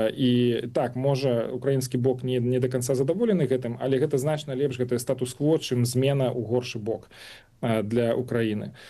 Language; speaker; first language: Belarusian; non-native, local second language; Russian